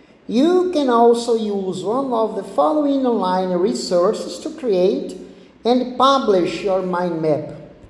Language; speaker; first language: English; non-native, fluent; Portuguese